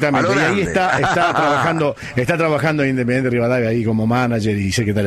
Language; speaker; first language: Spanish; native; Spanish